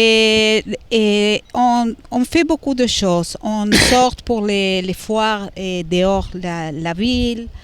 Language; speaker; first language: French; non-native, fluent; Spanish